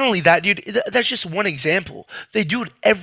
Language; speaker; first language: English; native; English